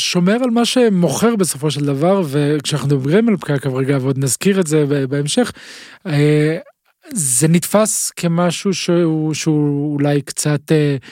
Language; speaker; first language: Hebrew; native; Hebrew